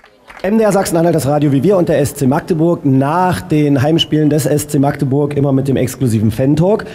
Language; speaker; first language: German; native; German